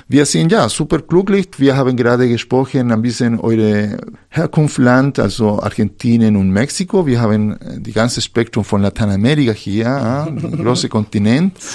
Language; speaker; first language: German; non-native, fluent; Spanish